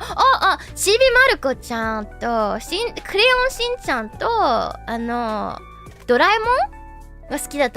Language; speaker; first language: Japanese; non-native, learner; English